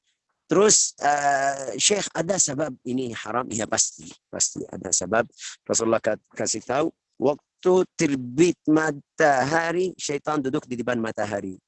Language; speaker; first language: Indonesian; non-native, learner; Arabic